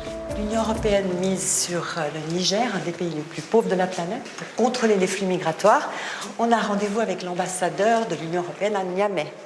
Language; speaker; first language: French; native; French